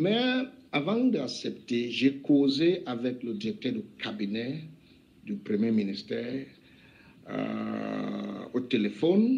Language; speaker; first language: French; non-native, local second language; English